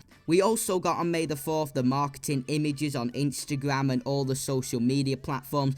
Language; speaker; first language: English; native; English